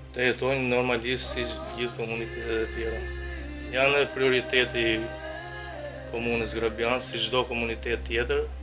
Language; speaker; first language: Albanian; native; Albanian